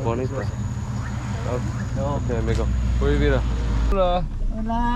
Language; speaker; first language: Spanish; non-native, learner; English